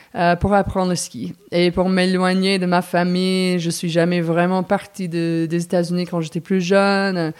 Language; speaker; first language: French; non-native, fluent; English